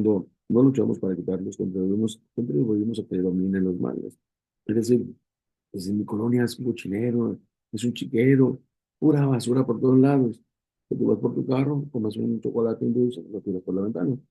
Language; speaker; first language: Spanish; native; Spanish